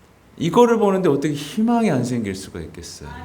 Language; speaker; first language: Korean; native; Korean